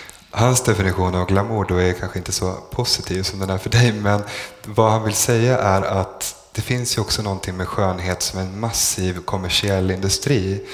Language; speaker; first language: Swedish; native; Swedish